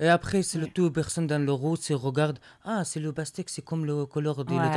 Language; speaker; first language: French; non-native, learner; Arabic